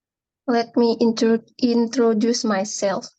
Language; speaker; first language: English; non-native, learner; Indonesian